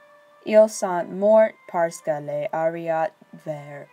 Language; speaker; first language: French; non-native, learner; English